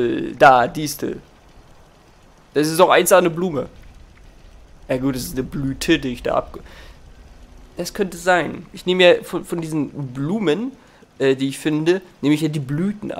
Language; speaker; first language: German; native; German